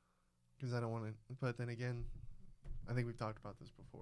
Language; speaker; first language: English; native; English